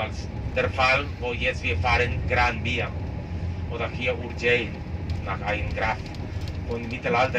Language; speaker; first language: German; non-native, learner; Catalan